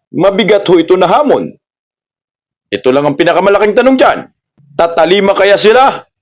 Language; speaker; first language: Filipino; non-native, local second language; Cebuano